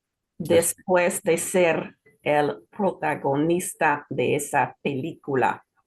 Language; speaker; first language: Spanish; non-native, learner; English